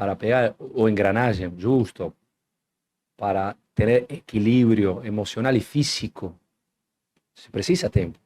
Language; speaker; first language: Portuguese; non-native, fluent; Spanish